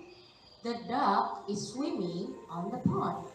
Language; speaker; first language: English; non-native, fluent; Indonesian